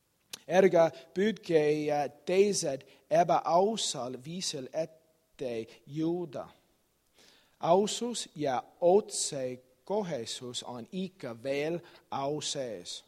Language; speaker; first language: Estonian; non-native, learner; English